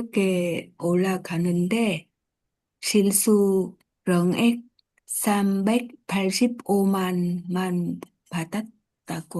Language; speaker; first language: Korean; non-native, learner; Vietnamese